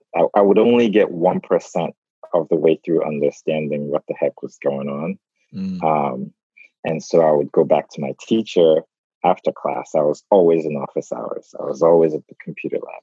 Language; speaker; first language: English; non-native, local second language; Igbo